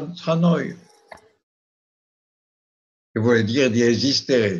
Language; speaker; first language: Italian; non-native, fluent; French